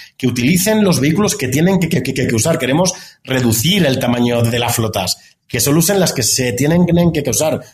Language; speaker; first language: Spanish; native; Spanish